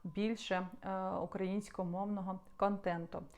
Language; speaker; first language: Ukrainian; non-native, local second language; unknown